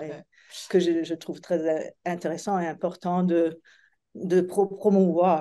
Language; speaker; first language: French; non-native, fluent; Italian